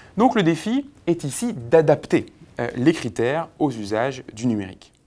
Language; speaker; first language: French; native; French